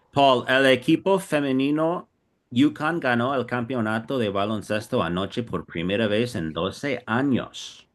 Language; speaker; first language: Spanish; non-native, fluent; English